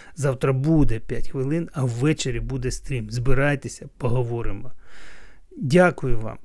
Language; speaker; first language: Ukrainian; non-native, local second language; Russian